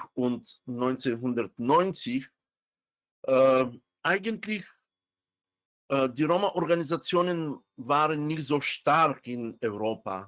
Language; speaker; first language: German; non-native, fluent; Romany